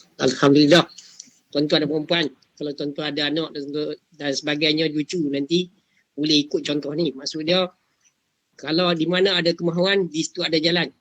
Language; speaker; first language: Malay; native; Malay